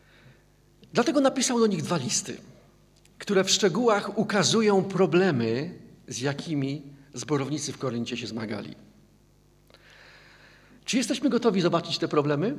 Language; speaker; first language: Polish; native; Polish